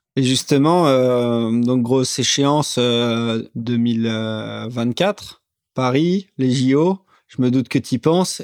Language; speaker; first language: French; native; French